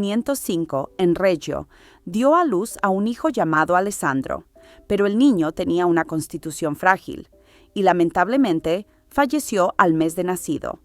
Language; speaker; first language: Spanish; native; Spanish